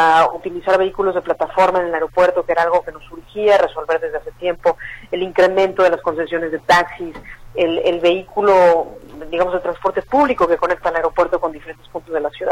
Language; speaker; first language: Spanish; native; Spanish